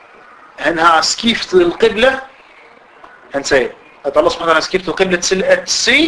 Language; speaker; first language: Danish; non-native, fluent; Arabic